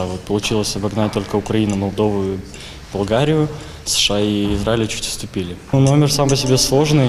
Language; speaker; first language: Russian; native; Russian